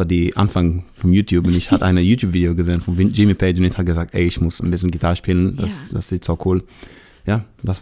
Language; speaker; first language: German; non-native, learner; Hebrew